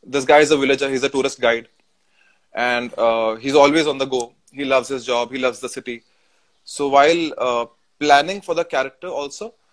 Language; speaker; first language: English; non-native, local second language; Hindi